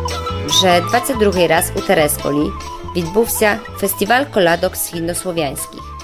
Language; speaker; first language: Ukrainian; early bilingual, heritage; Ukrainian